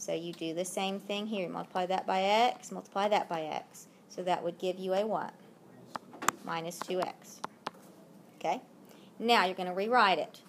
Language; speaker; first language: English; native; English